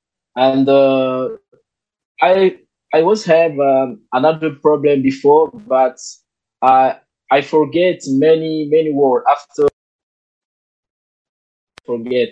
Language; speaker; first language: English; non-native, learner; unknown